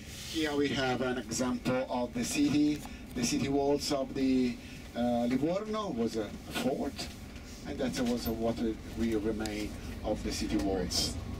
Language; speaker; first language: English; non-native, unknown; Italian